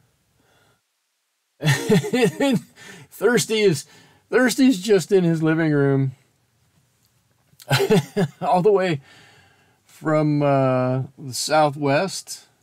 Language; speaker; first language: English; native; English